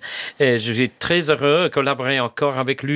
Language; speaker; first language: French; non-native, fluent; English